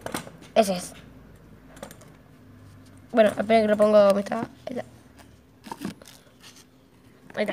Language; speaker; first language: Spanish; native; Spanish